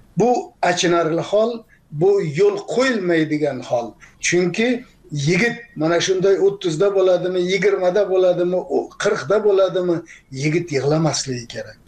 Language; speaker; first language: Uzbek; native; Uzbek